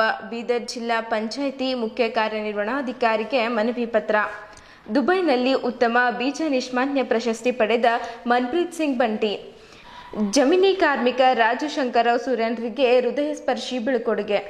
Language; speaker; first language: Kannada; native; Kannada